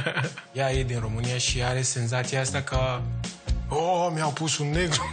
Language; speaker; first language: Romanian; non-native, learner; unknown